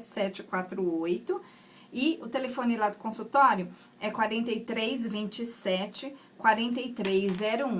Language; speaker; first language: Portuguese; native; Portuguese